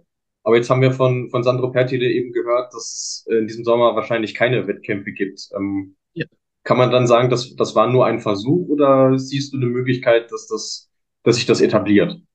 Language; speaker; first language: German; native; German